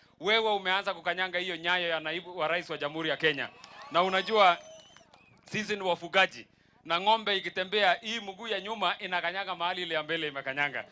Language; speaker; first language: Swahili; native; Swahili